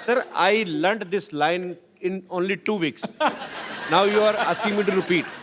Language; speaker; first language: English; non-native, local second language; Hindi